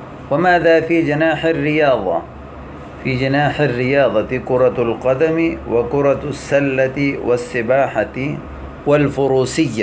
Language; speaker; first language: Arabic; non-native, fluent; Urdu